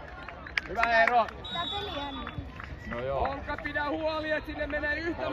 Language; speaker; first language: Finnish; native; Finnish